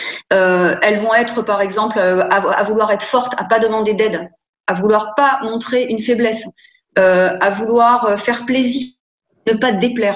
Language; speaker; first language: French; native; French